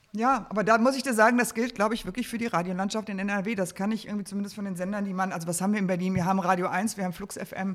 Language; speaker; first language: German; native; German